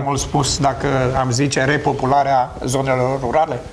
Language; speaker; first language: Romanian; native; Romanian